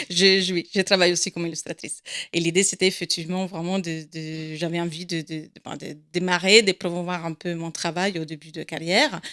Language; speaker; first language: French; non-native, fluent; Italian